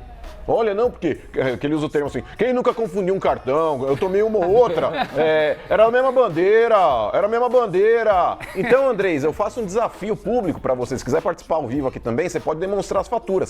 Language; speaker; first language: Portuguese; native; Portuguese